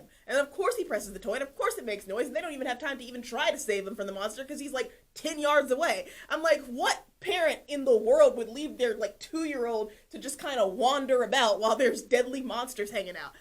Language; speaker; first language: English; native; English